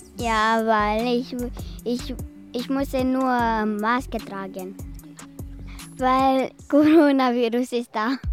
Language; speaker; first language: German; non-native, local second language; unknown